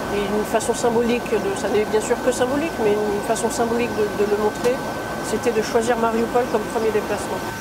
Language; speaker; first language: French; native; French